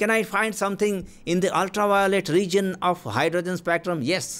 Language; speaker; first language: English; non-native, local second language; Gujarati